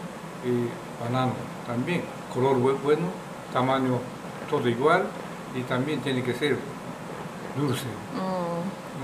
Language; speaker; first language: Spanish; non-native, learner; Japanese